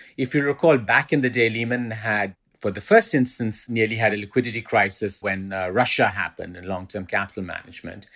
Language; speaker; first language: English; non-native, local second language; Urdu